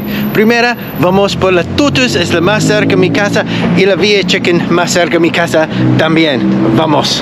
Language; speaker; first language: Spanish; non-native, learner; English